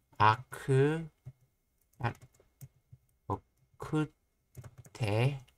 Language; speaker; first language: Japanese; non-native, learner; English